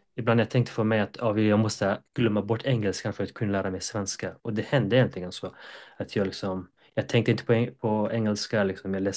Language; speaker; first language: Swedish; non-native, fluent; Persian